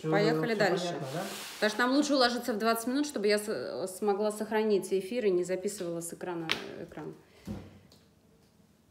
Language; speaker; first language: Russian; native; Russian